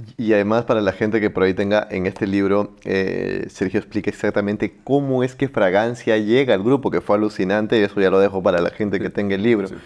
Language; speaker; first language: Spanish; native; Spanish